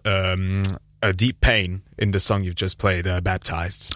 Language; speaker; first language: English; non-native, fluent; French